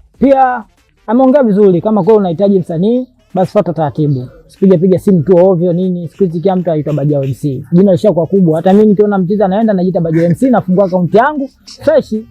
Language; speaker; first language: Swahili; native; Swahili